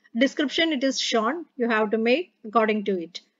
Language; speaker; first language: English; non-native, local second language; Malayalam